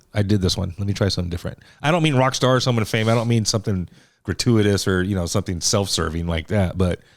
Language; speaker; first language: English; native; English